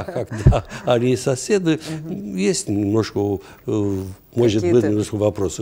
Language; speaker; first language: Russian; non-native, fluent; Romanian